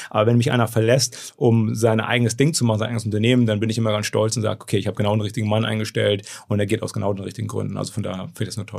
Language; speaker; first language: German; native; German